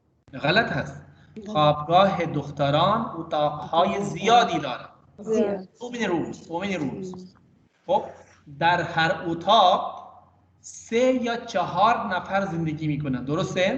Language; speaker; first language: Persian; non-native, fluent; Urdu